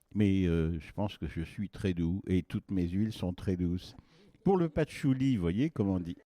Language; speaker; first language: French; native; French